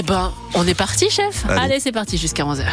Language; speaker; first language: French; native; French